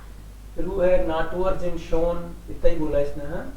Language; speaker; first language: German; non-native, fluent; Hindi